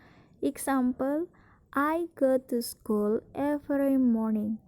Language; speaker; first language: English; non-native, fluent; Indonesian